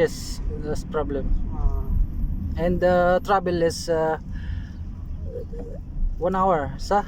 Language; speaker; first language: English; non-native, learner; Filipino